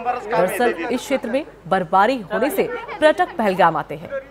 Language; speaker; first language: Hindi; native; Hindi